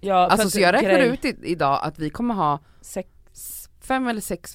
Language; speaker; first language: Swedish; native; Swedish